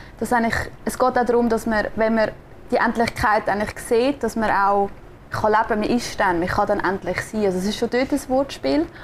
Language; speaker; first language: German; native; German